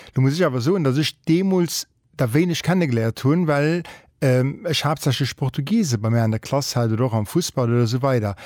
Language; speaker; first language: Luxembourgish; native; Luxembourgish